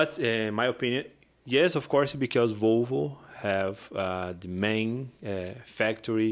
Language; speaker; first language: English; non-native, learner; Portuguese